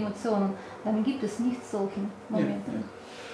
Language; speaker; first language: German; non-native, learner; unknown